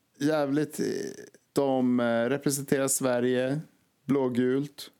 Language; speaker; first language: Swedish; early bilingual, other home language; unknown